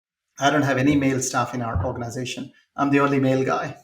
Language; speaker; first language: English; non-native, local second language; Telugu